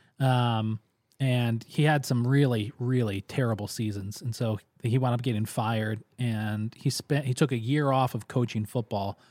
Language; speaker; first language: English; native; English